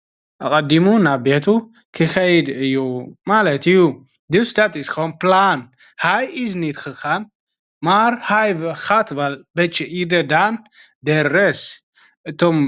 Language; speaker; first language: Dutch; non-native, fluent; Tigrinya